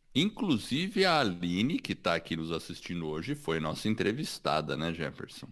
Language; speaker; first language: Portuguese; early bilingual, other home language; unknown